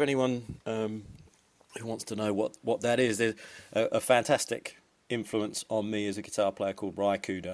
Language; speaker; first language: English; native; English